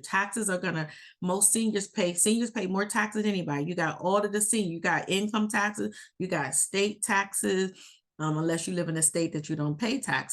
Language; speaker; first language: English; native; English